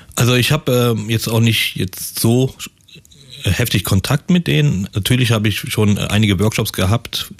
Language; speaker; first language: German; early bilingual, other home language; Persian